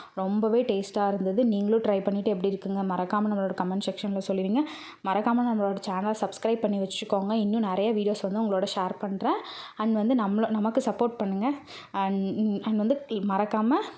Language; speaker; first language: Tamil; native; Tamil